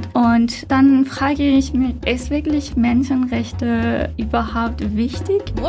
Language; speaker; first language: German; non-native, fluent; Persian